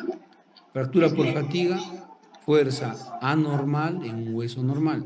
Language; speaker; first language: Spanish; native; Spanish